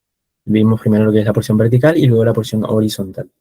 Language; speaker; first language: Spanish; native; Spanish